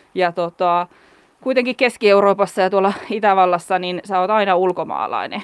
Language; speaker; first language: Finnish; native; Finnish